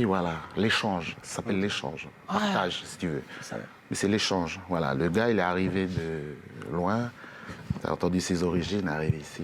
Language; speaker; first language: French; native; French